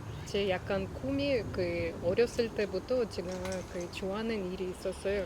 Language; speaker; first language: Korean; non-native, learner; Russian